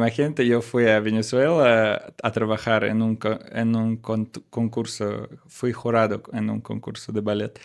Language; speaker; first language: Spanish; non-native, learner; Russian